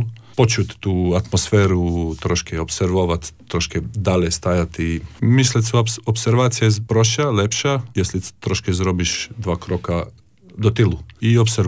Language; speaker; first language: Polish; non-native, learner; Croatian